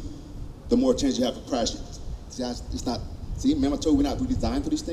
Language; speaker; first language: English; native; English